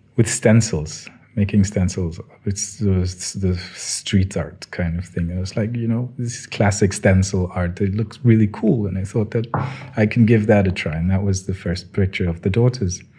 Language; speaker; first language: English; non-native, local second language; Tswana